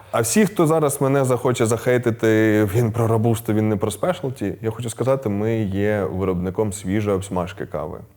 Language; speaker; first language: Ukrainian; non-native, local second language; Russian